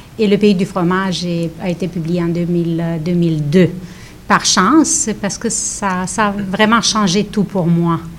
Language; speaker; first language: French; non-native, fluent; Romanian